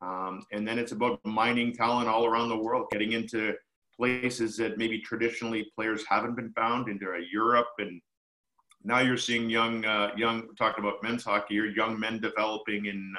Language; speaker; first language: English; native; English